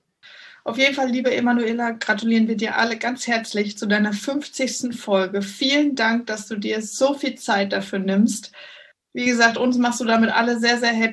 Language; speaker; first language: German; native; German